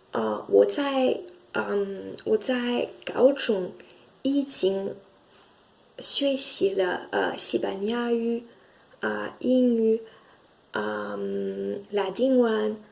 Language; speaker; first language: Chinese; non-native, learner; French